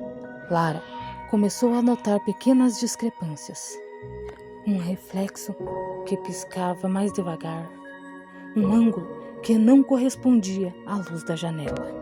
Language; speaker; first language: Portuguese; native; Portuguese